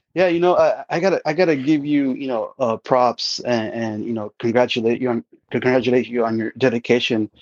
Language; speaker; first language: English; early bilingual, other home language; Spanish